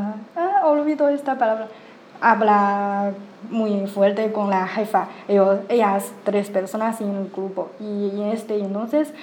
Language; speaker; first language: Spanish; non-native, learner; Chinese